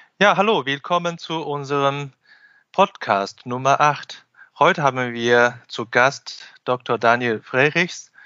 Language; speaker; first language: German; non-native, fluent; Chinese